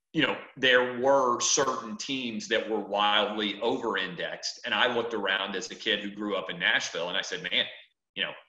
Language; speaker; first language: English; native; English